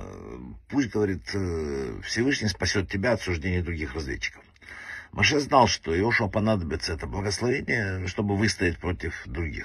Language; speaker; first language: Russian; native; Russian